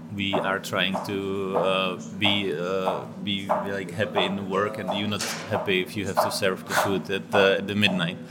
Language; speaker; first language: English; non-native, fluent; Czech